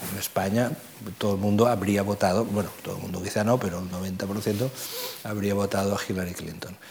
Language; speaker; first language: Spanish; non-native, local second language; Catalan